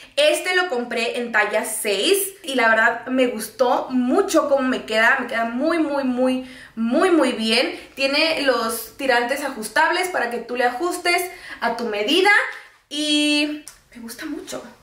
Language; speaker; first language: Spanish; early bilingual, heritage; Spanish